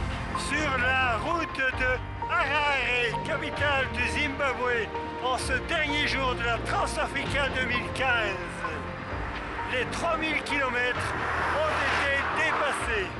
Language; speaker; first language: French; native; French